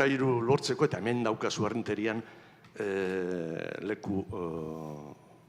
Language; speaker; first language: Basque; non-native, learner; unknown